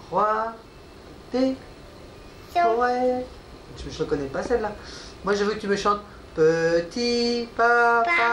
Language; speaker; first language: French; native; French